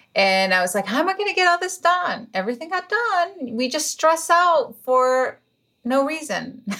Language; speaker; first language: English; non-native, fluent; Spanish